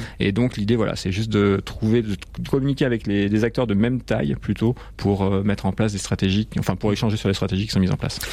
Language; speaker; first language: French; native; French